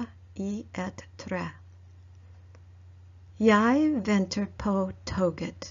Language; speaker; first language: Norwegian; non-native, learner; English